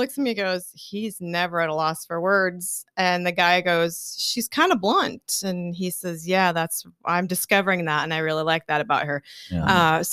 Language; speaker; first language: English; native; English